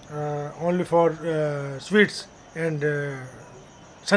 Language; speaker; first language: English; non-native, learner; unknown